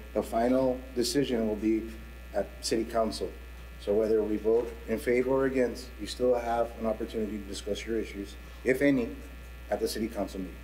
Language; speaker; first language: English; early bilingual, other home language; Spanish